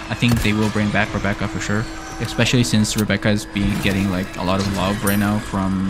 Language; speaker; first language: English; non-native, fluent; Spanish